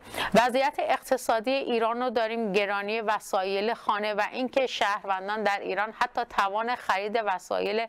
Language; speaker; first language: Persian; non-native, local second language; Kurdish